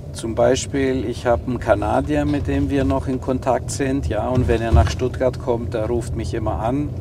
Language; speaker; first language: German; non-native, fluent; Greek